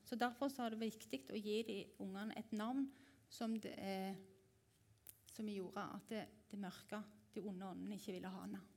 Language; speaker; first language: Norwegian; native; Norwegian